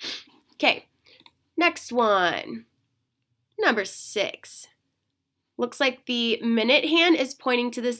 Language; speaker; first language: English; native; English